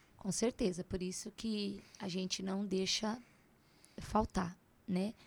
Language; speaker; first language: Portuguese; native; Portuguese